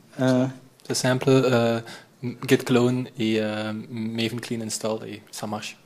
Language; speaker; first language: French; non-native, learner; Dutch